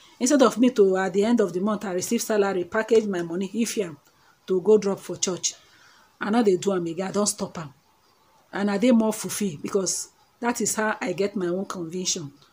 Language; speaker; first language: Nigerian Pidgin; non-native, local second language; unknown